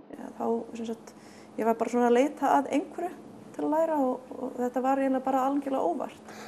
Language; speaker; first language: Icelandic; non-native, fluent; English